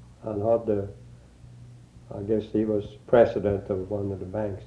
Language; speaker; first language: English; early bilingual, other home language; Swedish